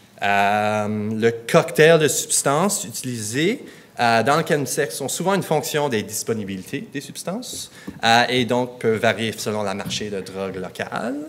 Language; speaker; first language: French; non-native, local second language; English